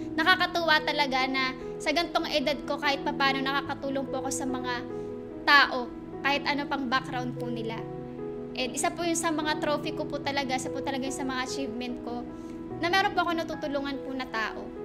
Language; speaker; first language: Filipino; native; Filipino